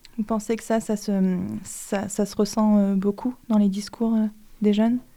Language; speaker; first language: French; native; French